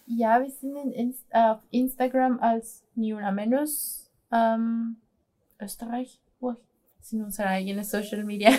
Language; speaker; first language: German; non-native, fluent; Spanish